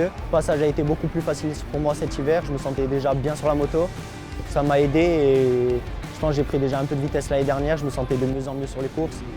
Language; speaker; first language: French; native; French